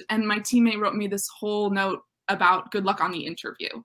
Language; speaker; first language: English; native; English